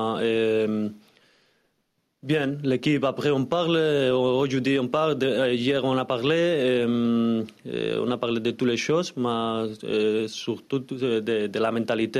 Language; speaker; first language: French; non-native, learner; Spanish